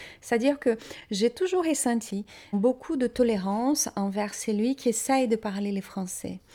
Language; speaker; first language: French; non-native, fluent; Portuguese